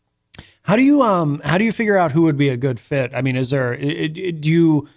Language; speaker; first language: English; native; English